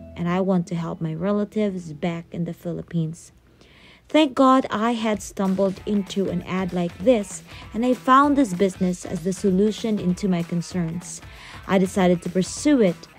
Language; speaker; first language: English; non-native, local second language; Cebuano